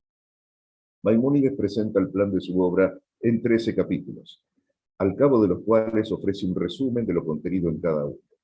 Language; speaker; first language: Spanish; native; Spanish